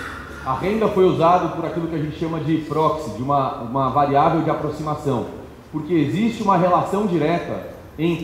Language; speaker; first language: Portuguese; native; Portuguese